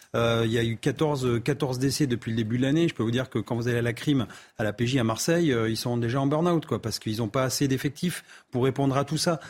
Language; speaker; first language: French; native; French